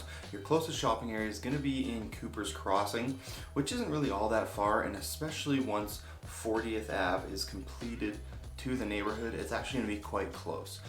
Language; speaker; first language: English; native; English